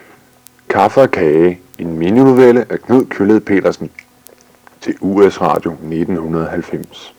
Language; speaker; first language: Danish; native; Danish